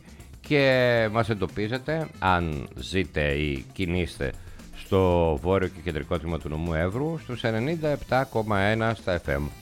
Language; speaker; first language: Greek; native; Greek